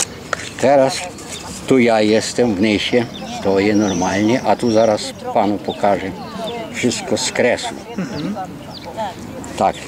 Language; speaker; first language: Polish; early bilingual, heritage; Polish